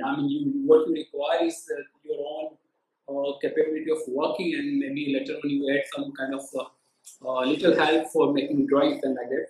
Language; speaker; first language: English; non-native, local second language; Gujarati